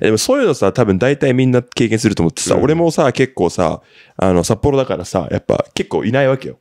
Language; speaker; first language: Japanese; native; Japanese